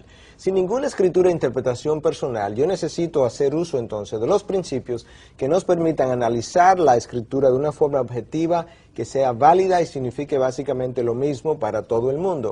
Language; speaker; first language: Spanish; native; Spanish